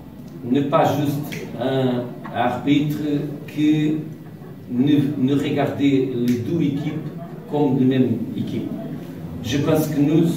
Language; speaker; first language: French; non-native, learner; Portuguese